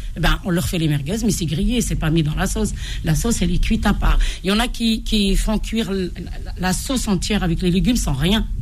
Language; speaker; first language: French; non-native, local second language; Arabic